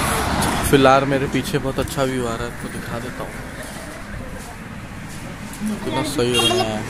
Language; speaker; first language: Hindi; native; Hindi